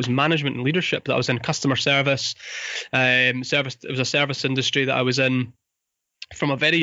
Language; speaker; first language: English; native; English